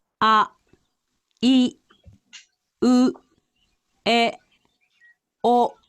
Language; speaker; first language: Japanese; non-native, learner; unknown